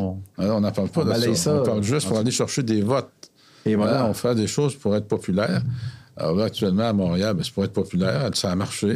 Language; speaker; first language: French; native; French